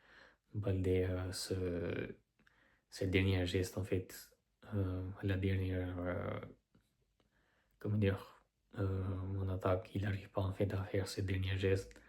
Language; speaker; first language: French; non-native, fluent; Albanian